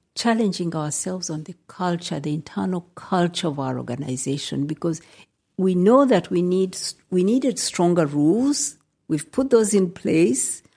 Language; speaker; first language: English; non-native, local second language; Nyankole